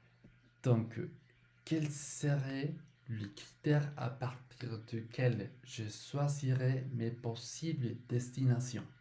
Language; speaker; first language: French; non-native, learner; Spanish